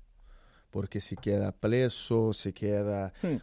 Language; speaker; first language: Spanish; non-native, learner; Portuguese